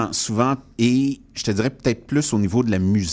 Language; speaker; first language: French; native; French